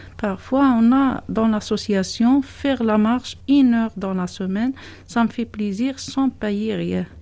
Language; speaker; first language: French; non-native, learner; Arabic